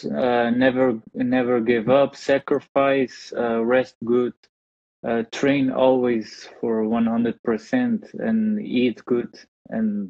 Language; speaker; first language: English; non-native, fluent; Dutch